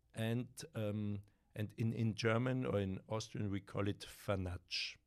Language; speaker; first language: English; non-native, fluent; German